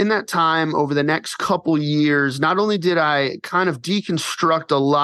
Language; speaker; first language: English; native; English